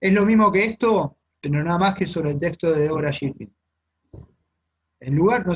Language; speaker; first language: Spanish; native; Spanish